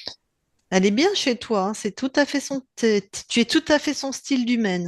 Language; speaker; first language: French; native; French